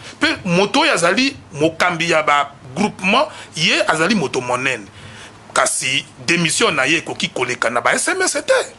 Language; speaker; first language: Lingala; non-native, local second language; Mongo